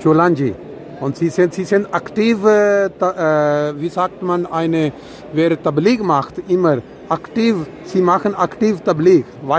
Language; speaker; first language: German; non-native, learner; Urdu